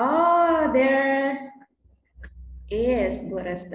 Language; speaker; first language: English; non-native, fluent; Indonesian